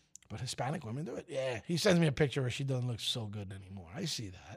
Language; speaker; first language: English; early bilingual, other home language; Spanish